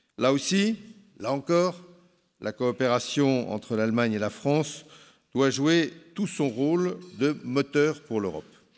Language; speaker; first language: French; native; French